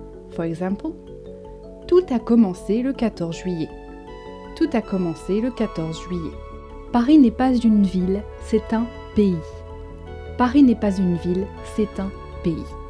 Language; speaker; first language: French; native; French